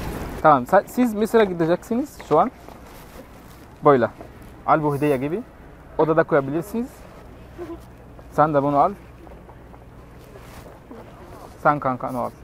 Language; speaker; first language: Turkish; non-native, learner; Arabic